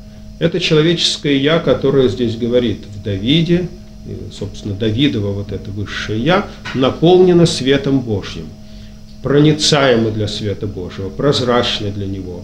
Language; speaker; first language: Russian; native; Russian